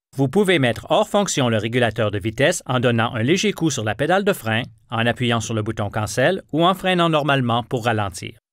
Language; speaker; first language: French; native; French